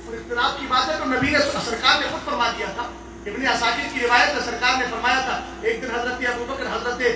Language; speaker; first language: Urdu; native; Urdu